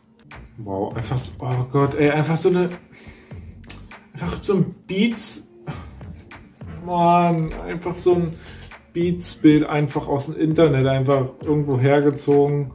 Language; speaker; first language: German; native; German